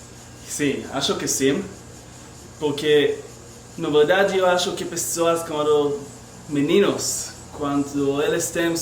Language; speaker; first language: Portuguese; non-native, learner; Hebrew